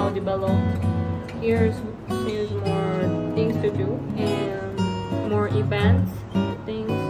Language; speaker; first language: English; non-native, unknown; Korean